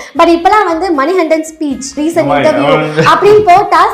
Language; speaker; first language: Tamil; native; Tamil